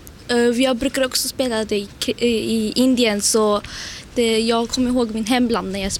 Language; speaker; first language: Swedish; early bilingual, other home language; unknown